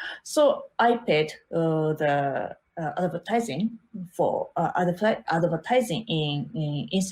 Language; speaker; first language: English; non-native, learner; Japanese